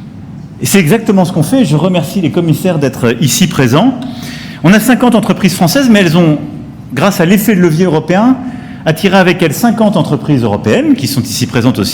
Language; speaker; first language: French; native; French